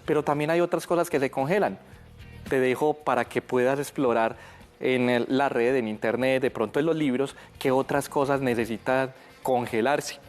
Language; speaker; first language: Spanish; native; Spanish